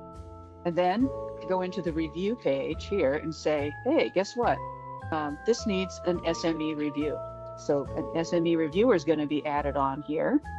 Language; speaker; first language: English; native; English